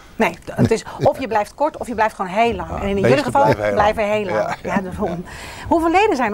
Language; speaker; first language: Dutch; native; Dutch